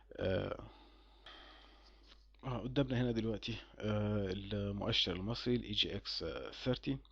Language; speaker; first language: Arabic; native; Arabic